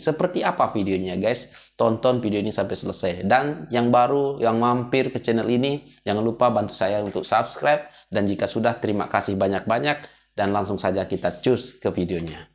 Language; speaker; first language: Indonesian; native; Indonesian